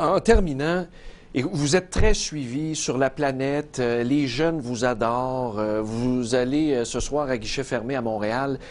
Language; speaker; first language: French; native; French